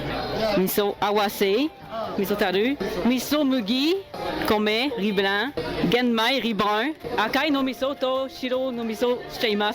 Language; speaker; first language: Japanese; non-native, learner; French